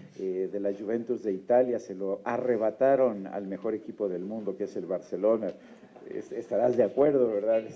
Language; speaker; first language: Spanish; native; Spanish